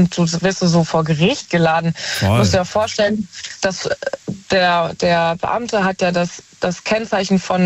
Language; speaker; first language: German; native; German